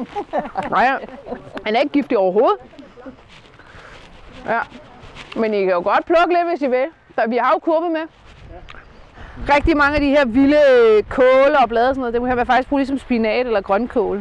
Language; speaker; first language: Danish; native; Danish